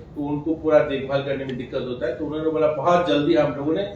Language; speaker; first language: Hindi; non-native, local second language; Bangla